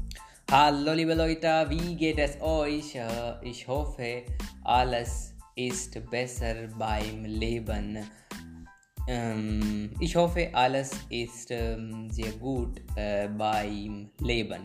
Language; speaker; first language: German; non-native, learner; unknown